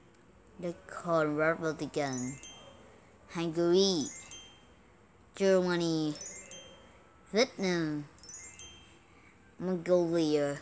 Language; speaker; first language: English; non-native, learner; Thai